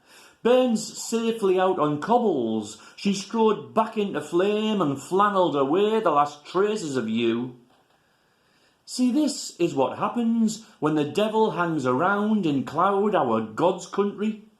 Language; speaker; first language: English; native; English